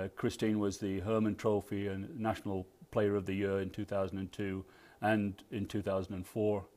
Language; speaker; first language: English; native; English